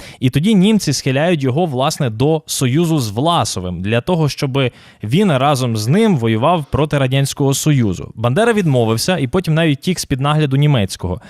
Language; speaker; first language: Ukrainian; native; Ukrainian